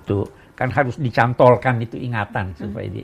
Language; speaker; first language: Indonesian; native; Indonesian